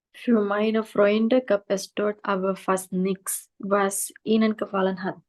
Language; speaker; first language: German; non-native, learner; Indonesian